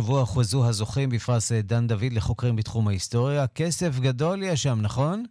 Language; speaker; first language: Hebrew; native; Hebrew